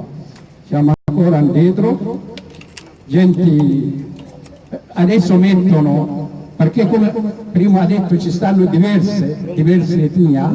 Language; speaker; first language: Italian; non-native, learner; Oromo